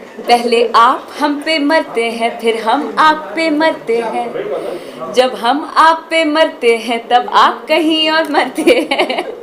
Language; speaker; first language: Hindi; native; Hindi